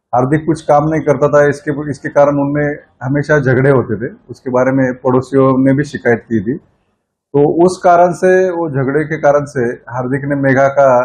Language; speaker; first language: Hindi; non-native, local second language; Marathi